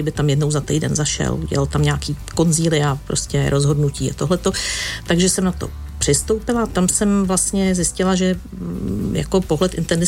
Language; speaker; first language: Czech; native; Czech